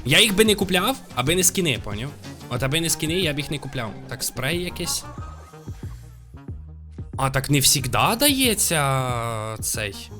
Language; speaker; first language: Ukrainian; non-native, local second language; Russian